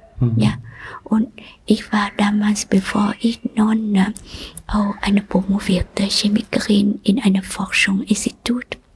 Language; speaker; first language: German; non-native, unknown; Vietnamese